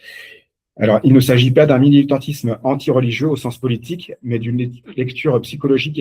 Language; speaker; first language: French; native; French